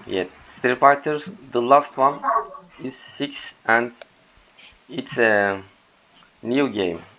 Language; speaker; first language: English; non-native, learner; Turkish